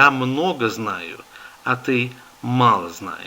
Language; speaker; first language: Russian; non-native, fluent; English